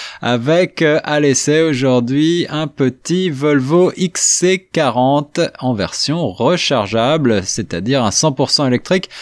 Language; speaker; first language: French; native; French